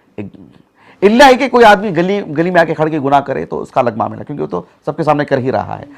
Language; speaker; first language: Urdu; native; Urdu